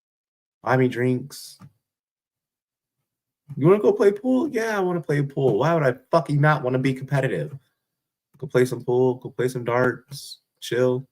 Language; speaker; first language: English; native; English